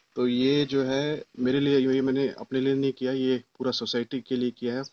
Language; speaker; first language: Hindi; native; Hindi